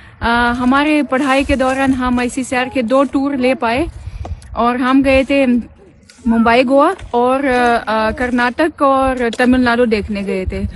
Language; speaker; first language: Hindi; non-native, fluent; Russian